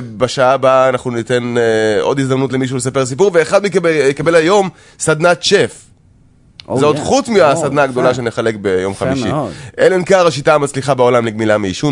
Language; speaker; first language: Hebrew; native; Hebrew